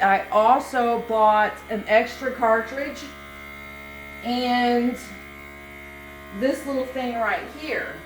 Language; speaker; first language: English; native; English